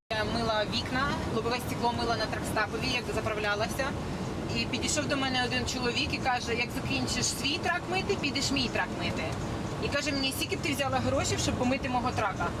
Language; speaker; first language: Ukrainian; native; Ukrainian